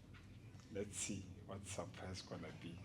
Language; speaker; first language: English; non-native, local second language; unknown